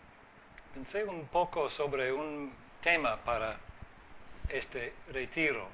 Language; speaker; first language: Spanish; non-native, fluent; English